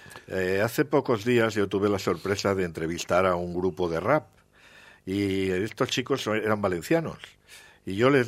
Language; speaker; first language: Spanish; native; Spanish